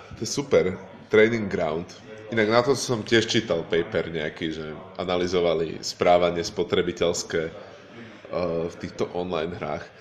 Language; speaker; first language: Slovak; native; Slovak